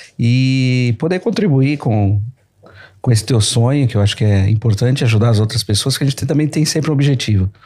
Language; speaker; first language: Portuguese; native; Portuguese